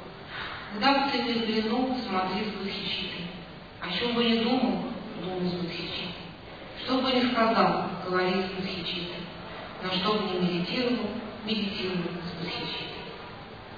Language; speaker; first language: Russian; native; Russian